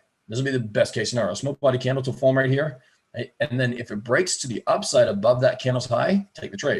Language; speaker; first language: English; native; English